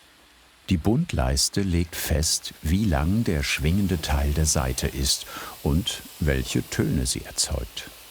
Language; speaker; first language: German; native; German